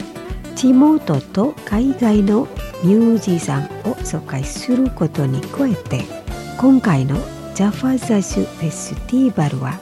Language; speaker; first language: Japanese; non-native, fluent; Indonesian